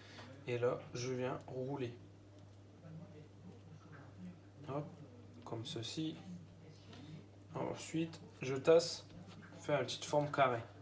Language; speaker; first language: French; native; French